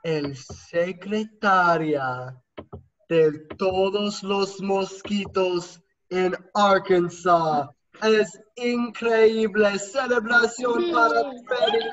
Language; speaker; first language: Spanish; non-native, fluent; English